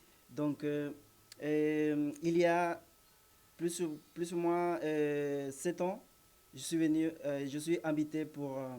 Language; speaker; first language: French; non-native, learner; Spanish